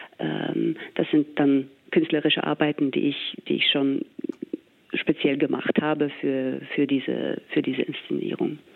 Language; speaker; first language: German; non-native, fluent; English